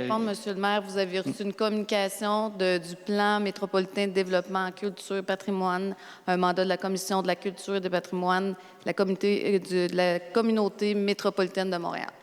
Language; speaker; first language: French; native; French